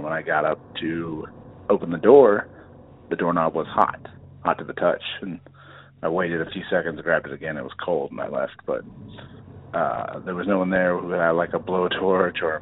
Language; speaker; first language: English; native; English